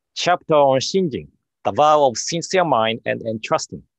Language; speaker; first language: English; non-native, fluent; Japanese